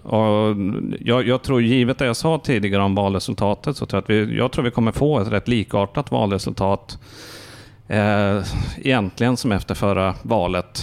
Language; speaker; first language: Swedish; native; Swedish